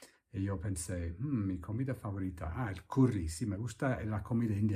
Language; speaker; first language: Spanish; non-native, fluent; English